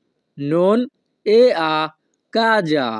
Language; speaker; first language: Italian; non-native, fluent; Bangla